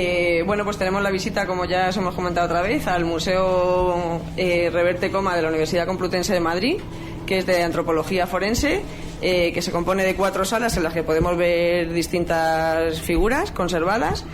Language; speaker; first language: Spanish; native; Spanish